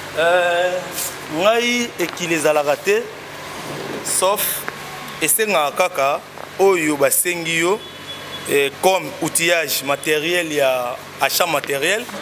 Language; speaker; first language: Lingala; non-native, local second language; Kongo